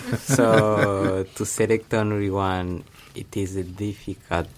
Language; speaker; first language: English; non-native, local second language; Kinyarwanda